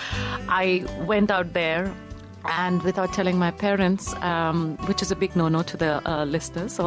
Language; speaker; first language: English; non-native, local second language; Punjabi